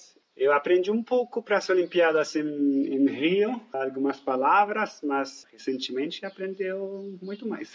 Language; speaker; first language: Portuguese; non-native, fluent; French